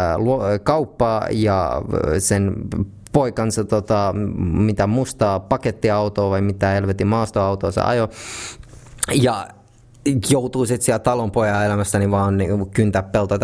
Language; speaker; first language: Finnish; native; Finnish